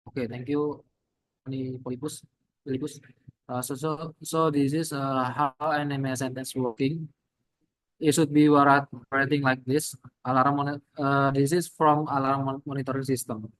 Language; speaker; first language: English; non-native, learner; Indonesian